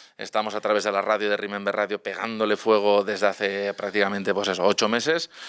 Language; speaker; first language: Spanish; non-native, local second language; Catalan